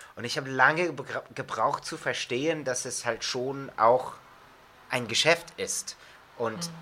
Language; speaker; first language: German; non-native, fluent; English